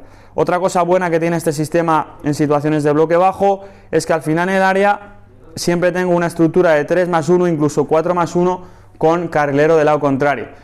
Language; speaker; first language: Spanish; native; Spanish